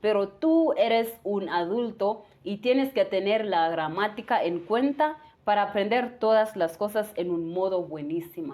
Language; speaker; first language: Spanish; non-native, fluent; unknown